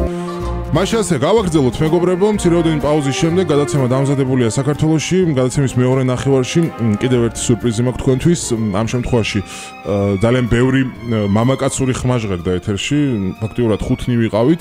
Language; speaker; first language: Georgian; native; Georgian